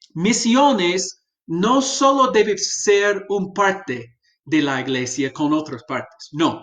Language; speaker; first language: Spanish; non-native, fluent; English